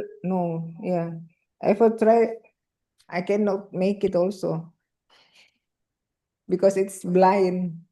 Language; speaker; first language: English; non-native, fluent; Indonesian